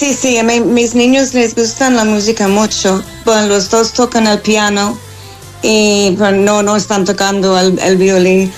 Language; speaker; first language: Spanish; non-native, fluent; English